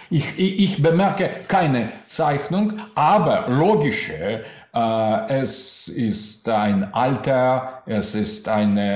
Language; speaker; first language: German; non-native, learner; Russian